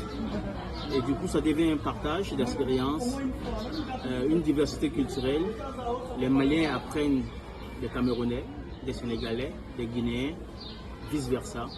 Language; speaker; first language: French; non-native, local second language; Bambara